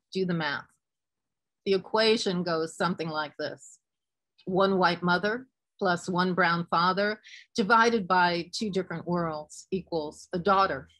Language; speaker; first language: English; native; English